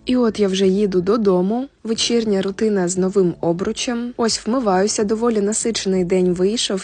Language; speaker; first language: Ukrainian; native; Ukrainian